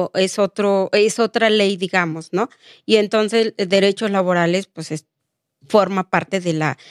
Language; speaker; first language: Spanish; non-native, local second language; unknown